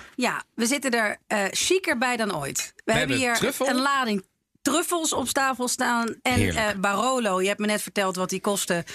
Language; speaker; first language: Dutch; native; Dutch